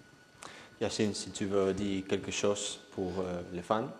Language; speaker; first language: French; non-native, learner; Spanish